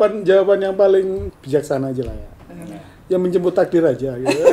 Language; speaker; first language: Indonesian; native; Indonesian